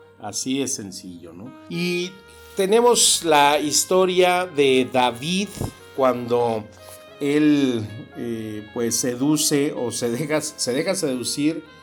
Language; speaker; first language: Spanish; native; Spanish